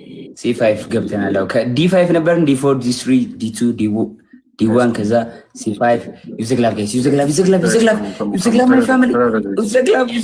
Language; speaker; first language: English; non-native, learner; Amharic